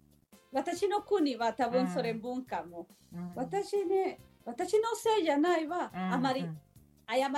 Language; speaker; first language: Japanese; non-native, learner; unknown